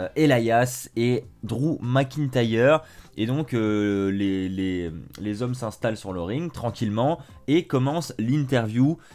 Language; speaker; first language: French; native; French